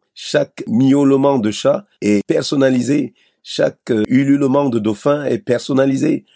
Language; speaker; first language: French; non-native, local second language; Basaa